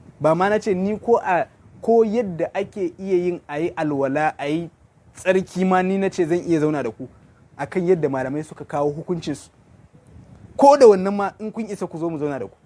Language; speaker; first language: Hausa; non-native, local second language; Kanuri